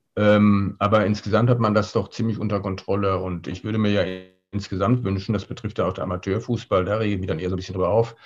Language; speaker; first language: German; native; German